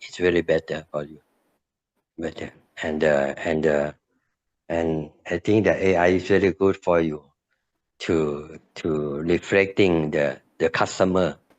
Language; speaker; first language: English; non-native, learner; Thai